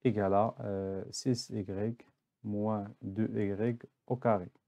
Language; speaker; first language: French; non-native, local second language; Arabic